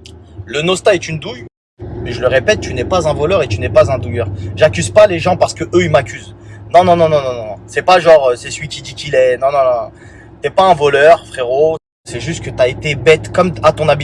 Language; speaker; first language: French; native; French